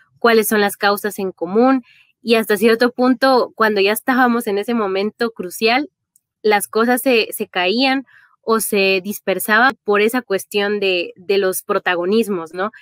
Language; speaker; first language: Spanish; native; Spanish